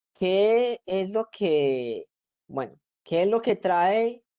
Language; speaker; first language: Spanish; native; Spanish